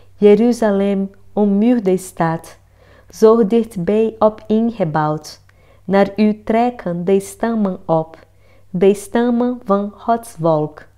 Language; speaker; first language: Dutch; non-native, fluent; Portuguese